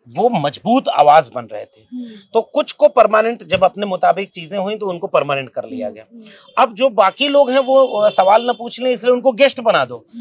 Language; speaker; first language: Hindi; native; Hindi